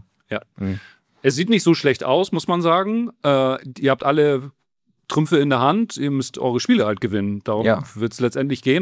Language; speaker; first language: German; native; German